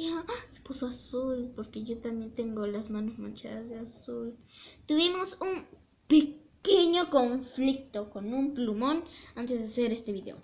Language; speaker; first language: Spanish; native; Spanish